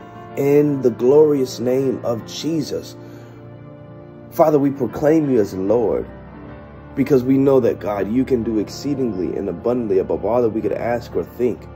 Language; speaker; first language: English; native; English